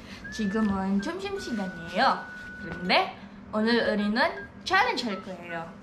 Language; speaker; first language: Korean; non-native, learner; Filipino